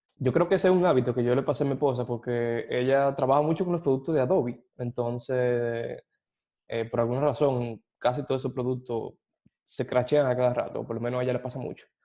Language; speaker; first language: Spanish; native; Spanish